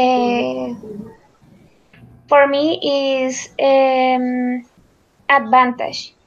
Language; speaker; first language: English; non-native, learner; Spanish